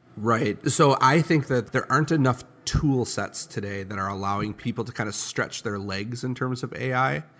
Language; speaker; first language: English; native; English